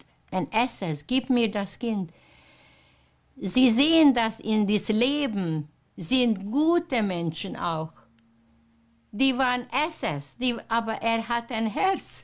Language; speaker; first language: German; non-native, learner; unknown